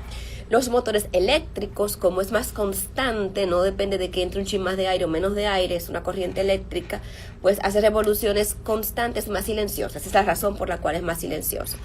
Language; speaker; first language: Spanish; native; Spanish